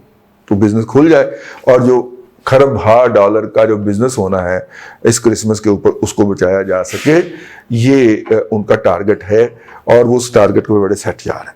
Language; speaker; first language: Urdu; non-native, local second language; Punjabi